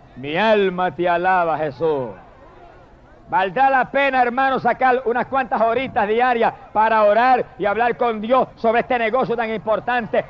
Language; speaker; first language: Spanish; native; Spanish